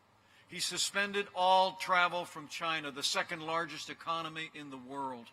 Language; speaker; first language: English; native; English